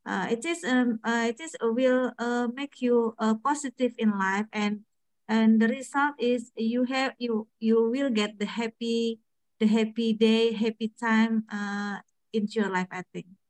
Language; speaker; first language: English; non-native, learner; Indonesian